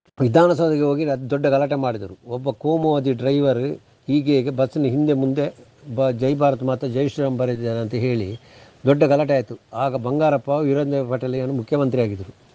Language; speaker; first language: Kannada; non-native, local second language; Tulu